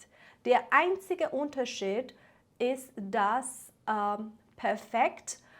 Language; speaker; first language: German; non-native, fluent; Persian